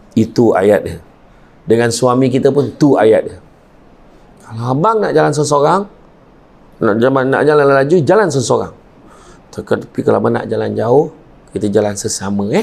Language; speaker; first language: Malay; native; Malay